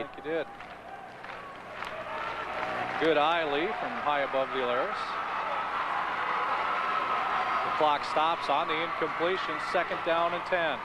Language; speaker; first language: English; native; English